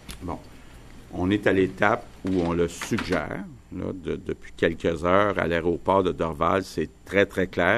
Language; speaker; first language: French; native; French